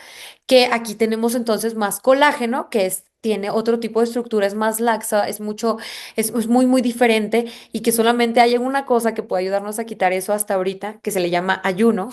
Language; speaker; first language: Spanish; native; Spanish